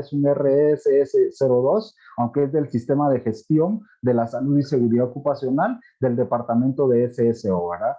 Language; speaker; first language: Spanish; native; Spanish